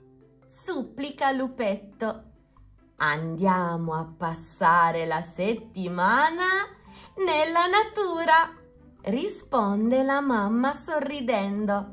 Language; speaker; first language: Italian; native; Italian